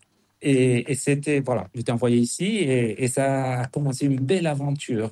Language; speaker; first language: French; non-native, fluent; Spanish